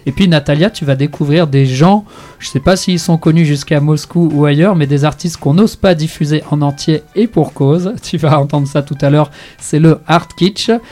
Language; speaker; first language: French; native; French